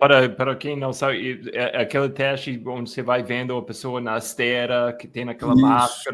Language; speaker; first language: Portuguese; non-native, fluent; English